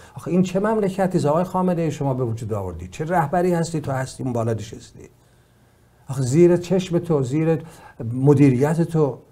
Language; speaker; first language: Persian; native; Persian